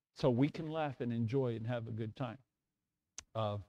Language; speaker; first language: English; native; English